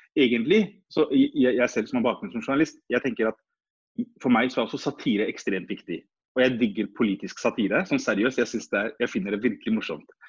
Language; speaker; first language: Norwegian; early bilingual, other home language; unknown